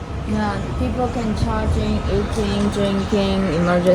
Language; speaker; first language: English; non-native, learner; Chinese